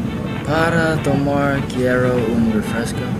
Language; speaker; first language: Spanish; non-native, learner; English